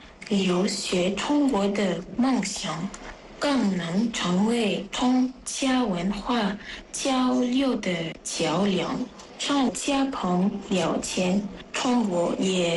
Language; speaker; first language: Chinese; non-native, learner; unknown